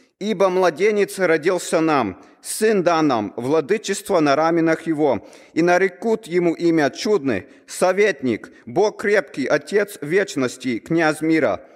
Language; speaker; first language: Russian; early bilingual, heritage; Russian